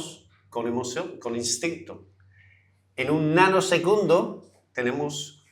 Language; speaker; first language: Portuguese; non-native, learner; English